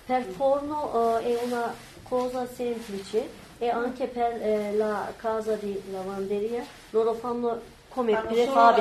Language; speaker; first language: Italian; non-native, learner; Turkish